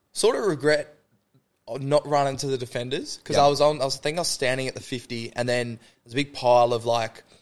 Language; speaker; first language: English; native; English